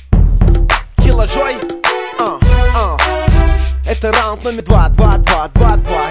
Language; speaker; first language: Russian; native; Russian